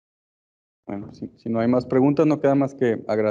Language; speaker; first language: Spanish; native; Spanish